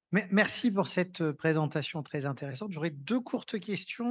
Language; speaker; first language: French; native; French